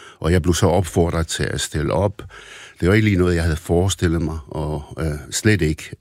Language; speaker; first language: Danish; early bilingual, other home language; Arabic